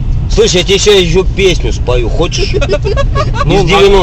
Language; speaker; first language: Russian; native; Russian